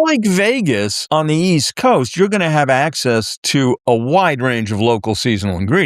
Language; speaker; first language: English; native; English